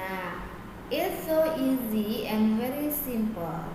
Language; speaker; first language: English; non-native, fluent; Indonesian